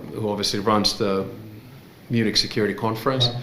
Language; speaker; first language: English; non-native, fluent; Finnish